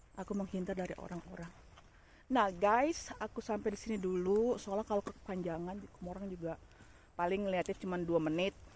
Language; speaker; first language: Indonesian; native; Indonesian